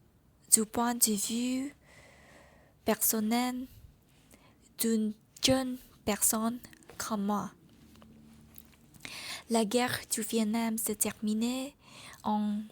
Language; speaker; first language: French; non-native, learner; Vietnamese